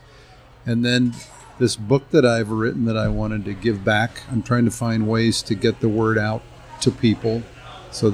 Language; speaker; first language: English; native; English